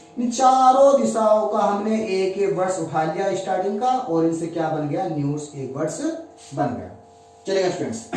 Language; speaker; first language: Hindi; native; Hindi